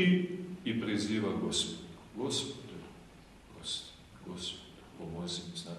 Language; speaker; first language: Serbian; native; Serbian